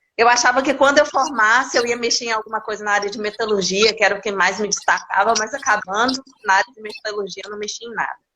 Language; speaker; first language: Portuguese; native; Portuguese